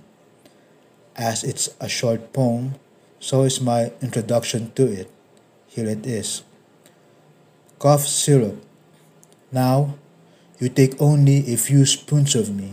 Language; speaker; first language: English; non-native, local second language; Filipino